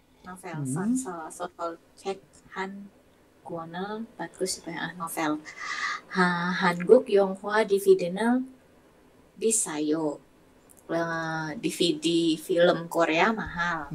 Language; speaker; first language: Korean; non-native, learner; Indonesian